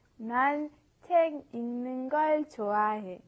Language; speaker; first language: Korean; non-native, learner; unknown